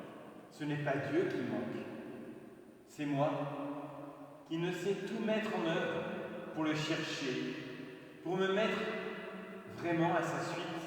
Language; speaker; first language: French; native; French